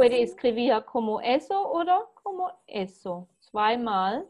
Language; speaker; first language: Spanish; non-native, fluent; German